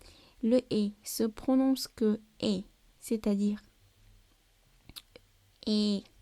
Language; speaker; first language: French; non-native, learner; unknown